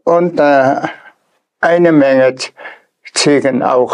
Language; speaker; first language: German; non-native, fluent; Tuvinian